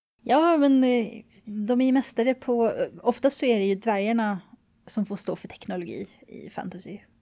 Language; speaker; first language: Swedish; native; Swedish